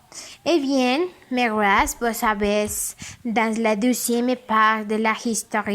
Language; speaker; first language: French; non-native, learner; Spanish